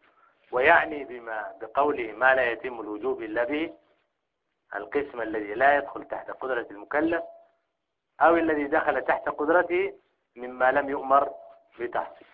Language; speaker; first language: Arabic; native; Arabic